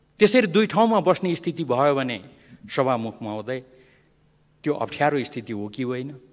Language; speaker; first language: Nepali; non-native, local second language; Limbu